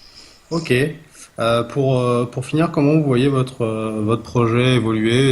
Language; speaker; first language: French; native; French